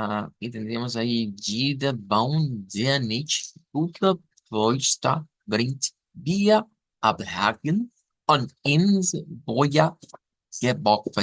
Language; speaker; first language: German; non-native, learner; Spanish